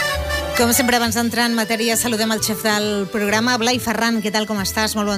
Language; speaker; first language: Catalan; native; Catalan